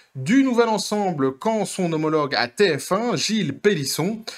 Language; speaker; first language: French; native; French